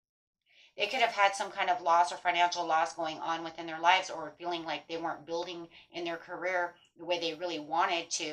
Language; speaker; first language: English; native; English